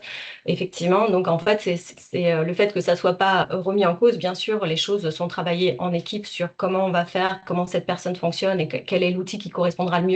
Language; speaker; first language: French; native; French